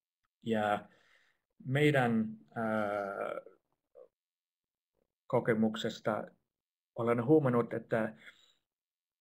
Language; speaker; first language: Finnish; non-native, fluent; English